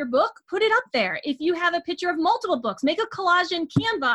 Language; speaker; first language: English; native; English